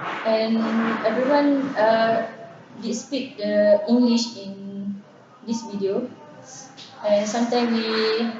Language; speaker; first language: English; non-native, local second language; Malay